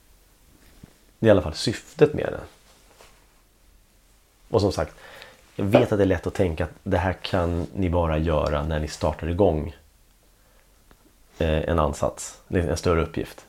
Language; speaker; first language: Swedish; native; Swedish